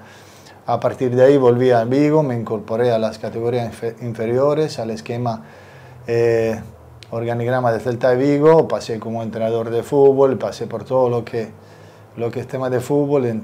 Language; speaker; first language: Spanish; non-native, fluent; Serbian